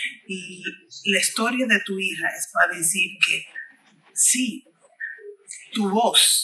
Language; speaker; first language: Spanish; early bilingual, heritage; Spanish